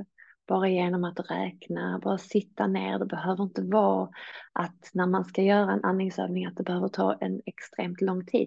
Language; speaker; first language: Swedish; native; Swedish